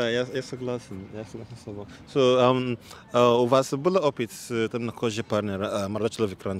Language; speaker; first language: Russian; non-native, learner; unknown